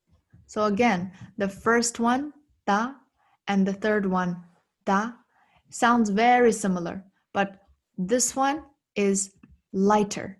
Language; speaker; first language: English; non-native, fluent; Tibetan